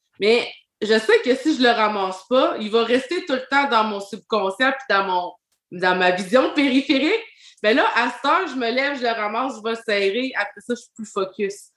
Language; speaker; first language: French; native; French